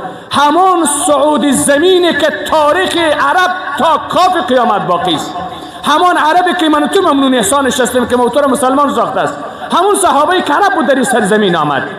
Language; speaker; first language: Persian; native; Persian